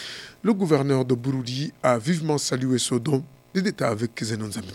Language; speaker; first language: French; non-native, local second language; Rundi